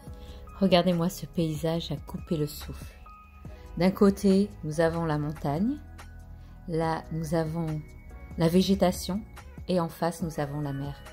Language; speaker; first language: French; non-native, local second language; Arabic